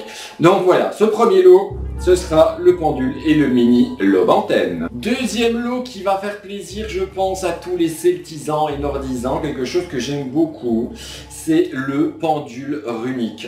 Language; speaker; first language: French; native; French